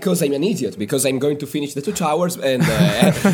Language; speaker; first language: English; non-native, fluent; Italian